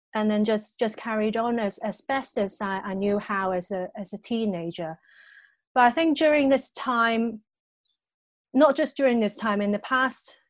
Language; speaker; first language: English; non-native, local second language; Cantonese